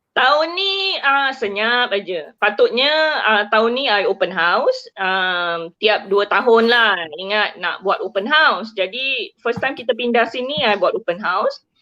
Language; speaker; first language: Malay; native; Malay